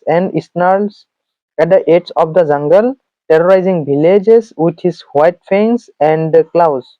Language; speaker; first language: English; non-native, local second language; Assamese